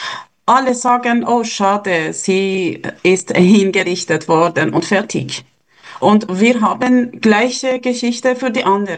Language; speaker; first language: German; non-native, fluent; Persian